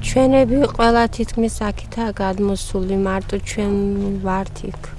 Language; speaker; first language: Georgian; non-native, local second language; Mingrelian